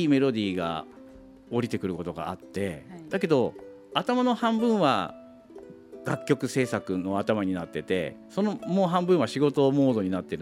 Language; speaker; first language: Japanese; native; Japanese